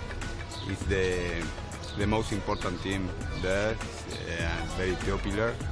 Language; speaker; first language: English; non-native, learner; Spanish